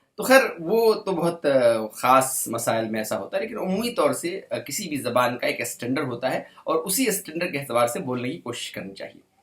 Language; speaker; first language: Urdu; native; Urdu